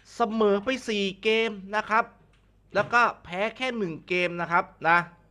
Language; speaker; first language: Thai; native; Thai